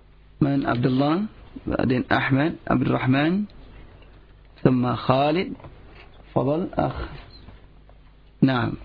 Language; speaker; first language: Arabic; non-native, fluent; Indonesian